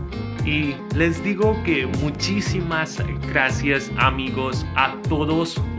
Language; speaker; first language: Spanish; non-native, fluent; Hindi